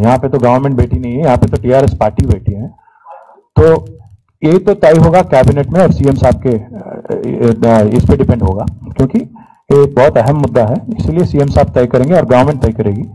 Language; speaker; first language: Hindi; non-native, local second language; Telugu